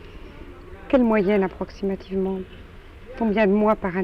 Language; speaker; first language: French; native; French